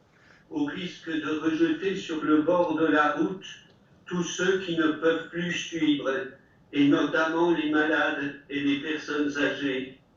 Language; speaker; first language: French; native; French